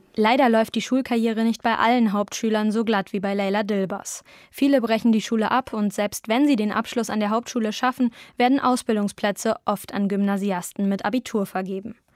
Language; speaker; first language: German; native; German